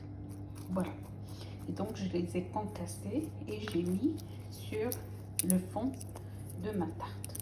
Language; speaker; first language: French; non-native, local second language; Arabic